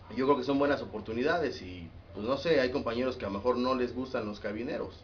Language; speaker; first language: Spanish; native; Spanish